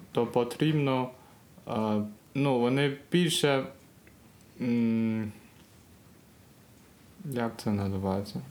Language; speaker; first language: Ukrainian; non-native, learner; Chinese